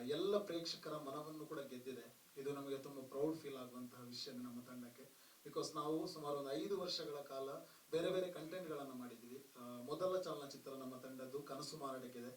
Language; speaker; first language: Kannada; non-native, local second language; Tulu